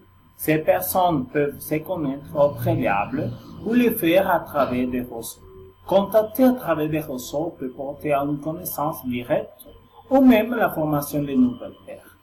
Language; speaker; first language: French; non-native, learner; Spanish